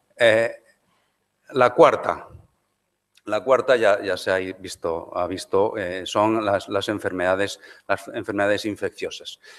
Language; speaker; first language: Spanish; non-native, local second language; Galician